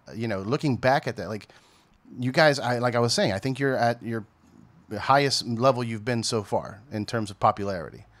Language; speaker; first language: English; native; English